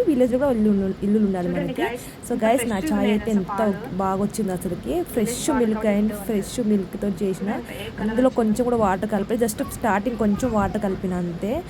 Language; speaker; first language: Telugu; non-native, local second language; Lambadi